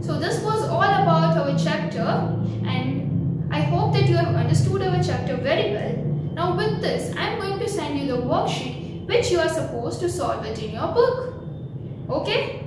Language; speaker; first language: English; non-native, local second language; Gujarati